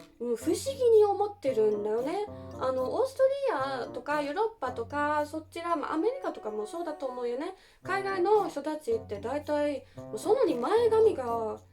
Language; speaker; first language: Japanese; non-native, fluent; German